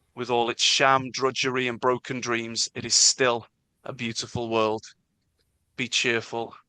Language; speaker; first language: English; non-native, local second language; Welsh